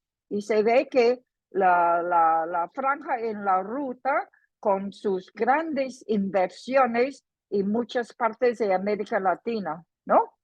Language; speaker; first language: Spanish; non-native, fluent; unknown